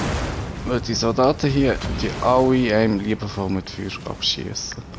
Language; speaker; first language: German; native; German